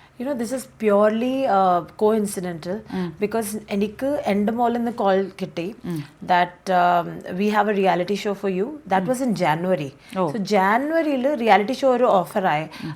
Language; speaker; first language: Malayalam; early bilingual, heritage; Malayalam